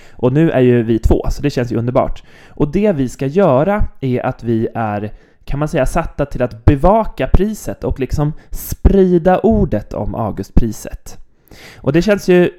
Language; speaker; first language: Swedish; native; Swedish